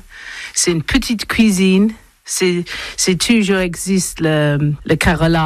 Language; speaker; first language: French; non-native, learner; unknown